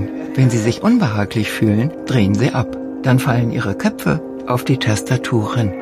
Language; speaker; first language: German; native; German